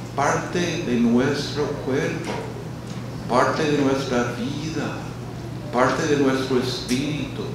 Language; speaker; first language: Spanish; non-native, learner; English